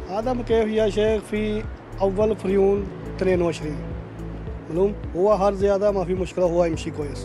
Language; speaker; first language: Arabic; non-native, learner; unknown